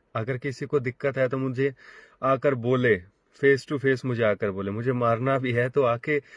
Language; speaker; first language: Hindi; native; Hindi